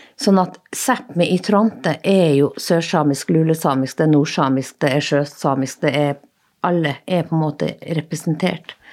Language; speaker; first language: Norwegian; native; Norwegian